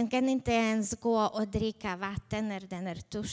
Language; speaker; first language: Swedish; non-native, fluent; Ukrainian